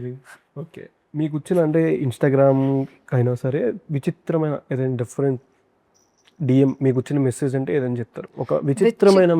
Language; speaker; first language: Telugu; native; Telugu